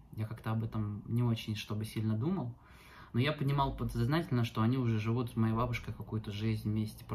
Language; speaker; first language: Russian; native; Russian